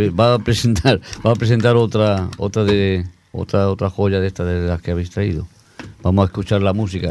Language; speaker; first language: Spanish; native; Spanish